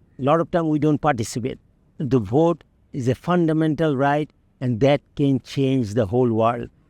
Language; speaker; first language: English; non-native, local second language; Bangla